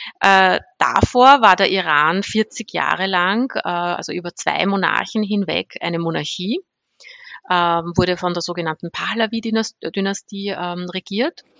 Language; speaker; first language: German; early bilingual, other home language; Persian